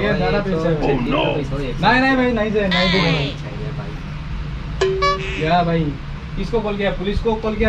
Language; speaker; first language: Hindi; non-native, local second language; Assamese